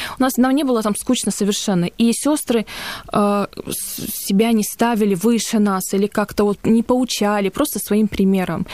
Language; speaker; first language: Russian; early bilingual, heritage; Russian